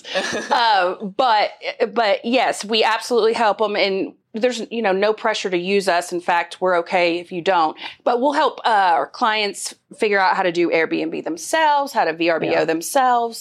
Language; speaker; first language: English; native; English